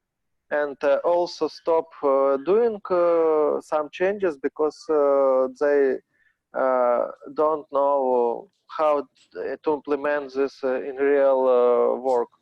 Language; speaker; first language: English; non-native, learner; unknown